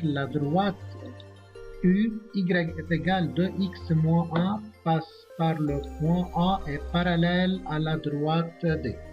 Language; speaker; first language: French; non-native, local second language; Arabic